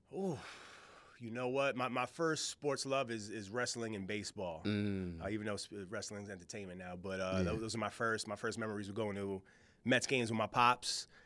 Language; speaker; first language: English; native; English